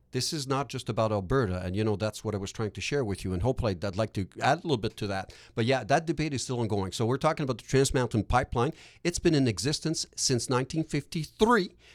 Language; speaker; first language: English; non-native, local second language; French